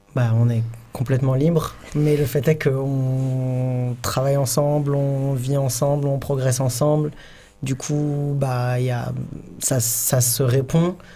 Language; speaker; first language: French; native; French